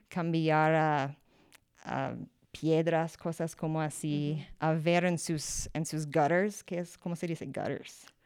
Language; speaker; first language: Spanish; non-native, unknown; English